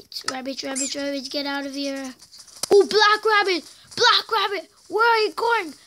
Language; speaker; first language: English; native; English